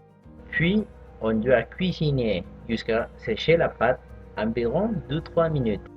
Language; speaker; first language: French; non-native, fluent; Spanish